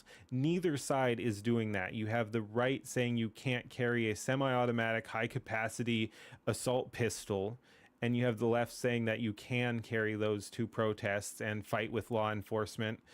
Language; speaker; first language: English; native; English